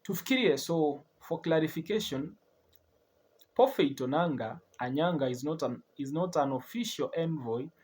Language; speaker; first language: English; non-native, local second language; Swahili